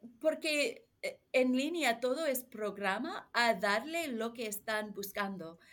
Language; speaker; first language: Spanish; non-native, learner; English